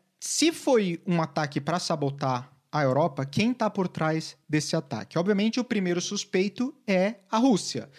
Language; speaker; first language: Portuguese; native; Portuguese